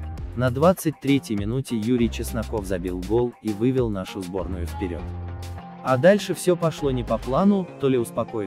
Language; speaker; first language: Russian; native; Russian